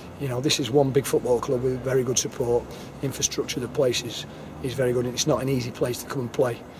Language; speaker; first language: English; native; English